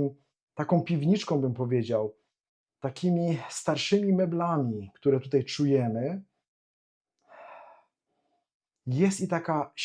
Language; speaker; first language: Polish; native; Polish